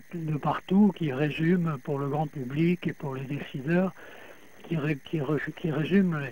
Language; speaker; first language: French; native; French